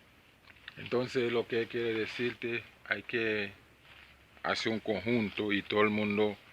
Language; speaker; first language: Spanish; non-native, learner; Haitian Creole